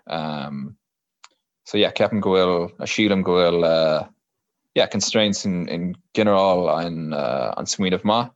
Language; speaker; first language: Irish; native; Irish